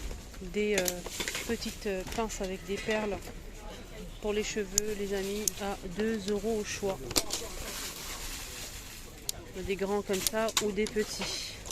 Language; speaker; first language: French; native; French